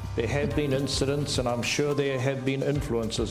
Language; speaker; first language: English; native; English